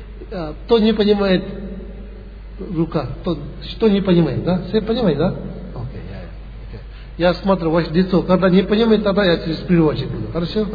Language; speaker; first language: Russian; non-native, learner; Tibetan